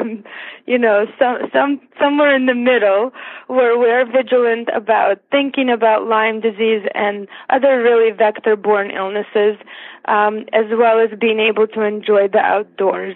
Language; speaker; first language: English; non-native, fluent; Russian